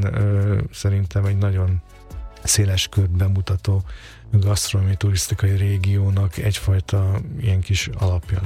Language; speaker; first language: Hungarian; native; Hungarian